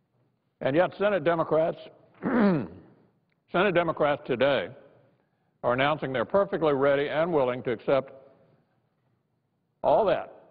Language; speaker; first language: English; native; English